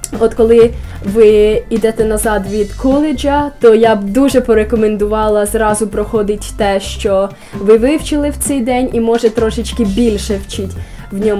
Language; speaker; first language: Ukrainian; early bilingual, heritage; Ukrainian